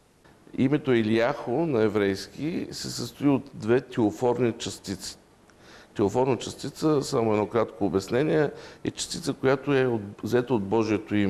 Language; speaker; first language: Bulgarian; native; Bulgarian